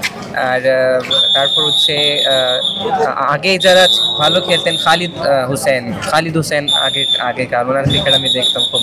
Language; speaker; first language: Bangla; non-native, fluent; Urdu